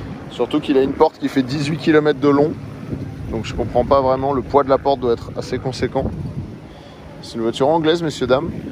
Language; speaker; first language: French; native; French